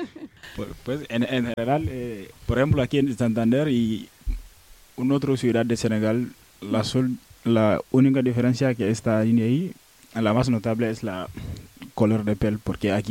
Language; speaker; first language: Spanish; non-native, learner; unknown